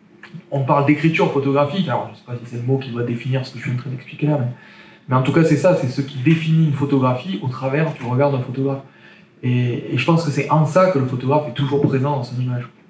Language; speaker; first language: French; native; French